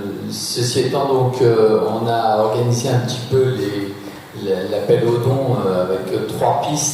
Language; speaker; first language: French; native; French